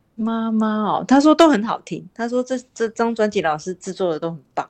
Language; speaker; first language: Chinese; native; Chinese